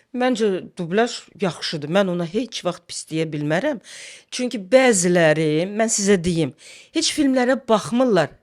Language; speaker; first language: Azerbaijani; native; Azerbaijani